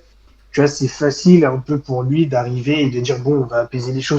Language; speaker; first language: French; native; French